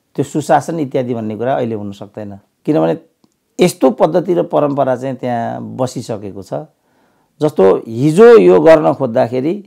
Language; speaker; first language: Nepali; native; Nepali